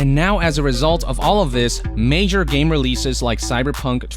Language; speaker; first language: English; native; English